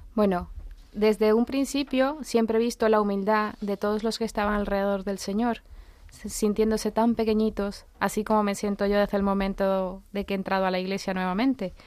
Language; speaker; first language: Spanish; native; Spanish